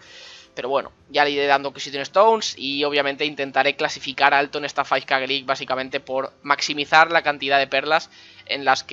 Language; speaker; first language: Spanish; native; Spanish